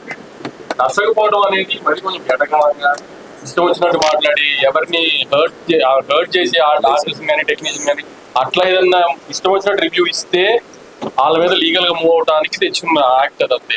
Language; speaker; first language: Telugu; native; Telugu